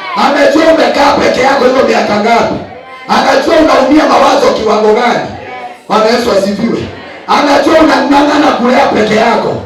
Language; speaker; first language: Swahili; non-native, local second language; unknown